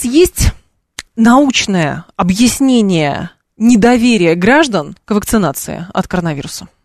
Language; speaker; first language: Russian; native; Russian